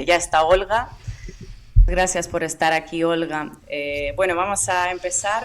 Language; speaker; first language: Spanish; native; Spanish